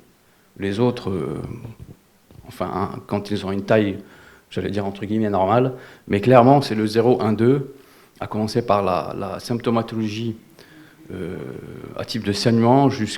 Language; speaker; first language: French; non-native, local second language; Wolof